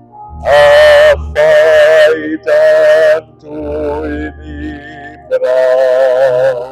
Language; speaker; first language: Welsh; native; Welsh